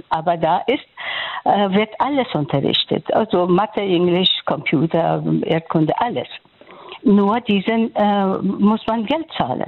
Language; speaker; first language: German; non-native, learner; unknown